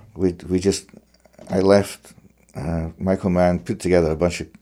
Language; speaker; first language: English; native; English